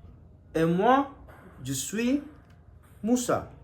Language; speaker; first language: French; non-native, learner; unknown